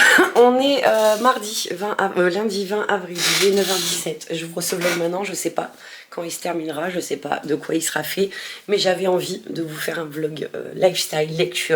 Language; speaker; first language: French; native; French